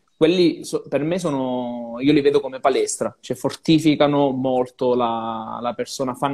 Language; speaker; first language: Italian; native; Italian